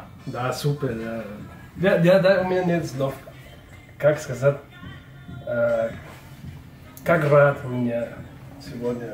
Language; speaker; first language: Russian; non-native, learner; Spanish